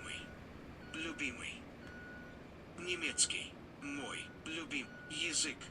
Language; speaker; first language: Russian; non-native, learner; English